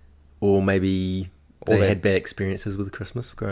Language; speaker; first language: English; native; English